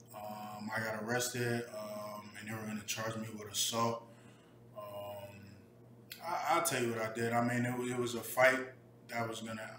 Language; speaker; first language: English; native; English